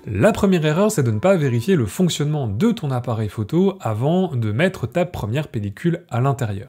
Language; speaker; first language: French; native; French